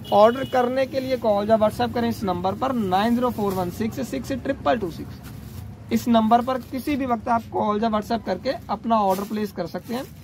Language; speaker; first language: Hindi; non-native, local second language; Punjabi